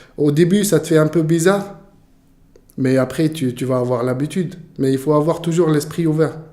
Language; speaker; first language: French; non-native, local second language; Arabic